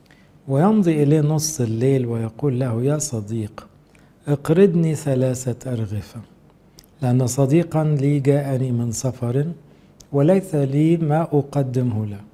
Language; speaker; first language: Arabic; native; Arabic